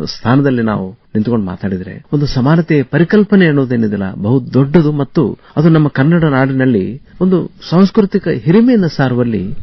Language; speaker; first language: Kannada; native; Kannada